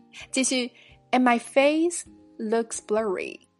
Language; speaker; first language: English; non-native, fluent; Chinese